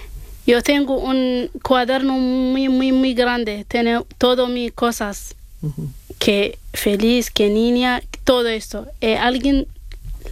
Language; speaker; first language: Spanish; non-native, learner; Arabic